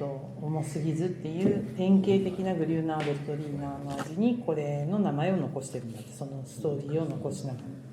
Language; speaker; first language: Japanese; native; Japanese